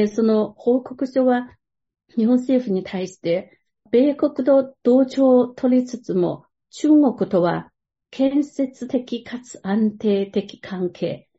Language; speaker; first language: Japanese; non-native, fluent; Chinese